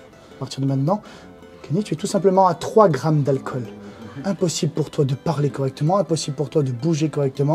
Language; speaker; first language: French; native; French